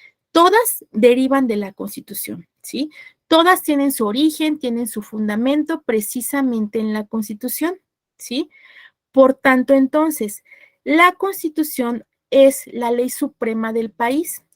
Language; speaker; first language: Spanish; native; Spanish